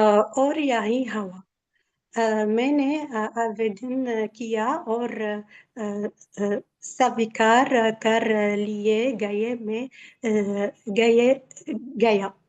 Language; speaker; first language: Hindi; non-native, learner; Arabic